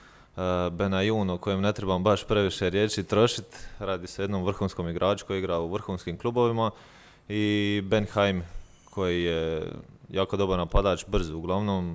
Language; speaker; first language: Croatian; native; Croatian